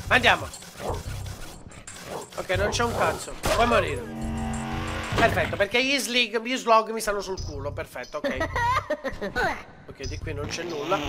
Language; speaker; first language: Italian; native; Italian